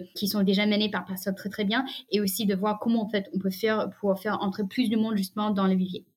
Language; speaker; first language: French; non-native, fluent; English